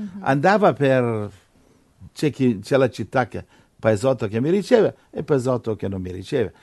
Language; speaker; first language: Italian; non-native, fluent; English